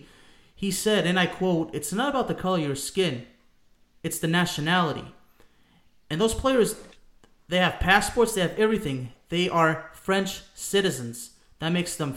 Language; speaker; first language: English; native; English